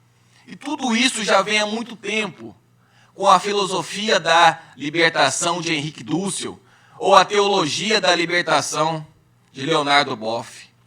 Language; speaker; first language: Portuguese; native; Portuguese